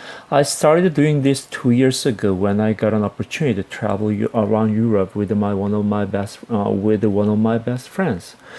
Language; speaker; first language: English; non-native, fluent; Korean